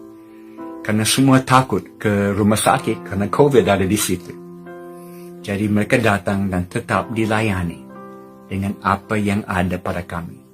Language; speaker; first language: Indonesian; non-native, fluent; English